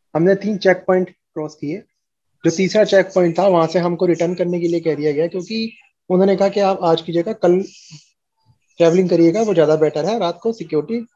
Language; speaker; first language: Hindi; native; Hindi